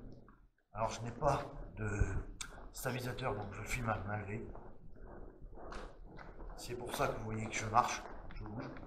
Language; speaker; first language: French; native; French